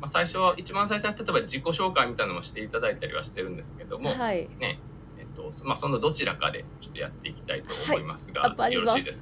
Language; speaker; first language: Japanese; native; Japanese